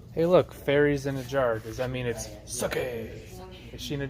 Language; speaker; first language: English; native; English